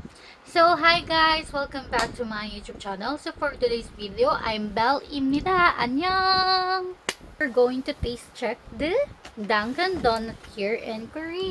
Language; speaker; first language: English; non-native, local second language; Filipino